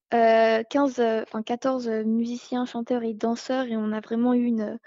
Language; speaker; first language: French; native; French